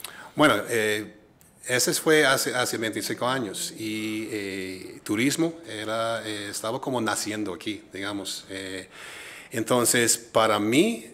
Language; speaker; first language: Spanish; non-native, fluent; English